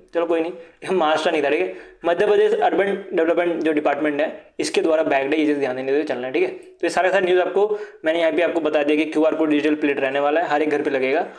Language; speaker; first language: Hindi; non-native, local second language; Assamese